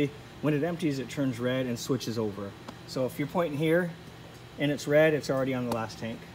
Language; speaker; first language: English; native; English